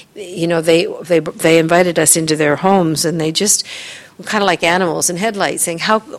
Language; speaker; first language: English; native; English